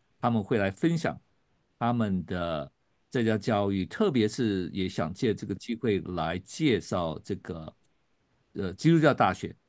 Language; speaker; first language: Chinese; native; Chinese